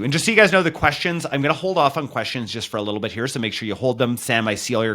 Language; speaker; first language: English; native; English